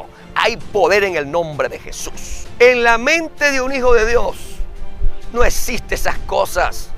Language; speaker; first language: Spanish; native; Spanish